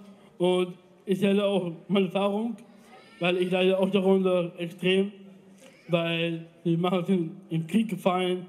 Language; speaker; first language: German; non-native, learner; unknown